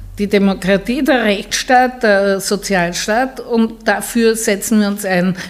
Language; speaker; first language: German; native; German